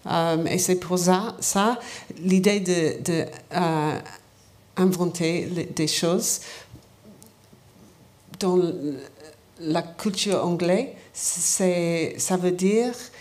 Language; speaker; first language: French; non-native, learner; English